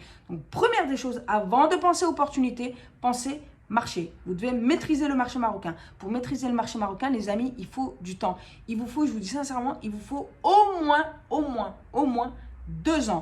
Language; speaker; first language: French; native; French